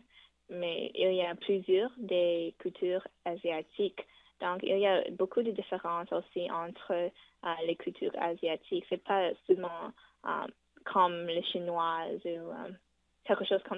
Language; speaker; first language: French; non-native, fluent; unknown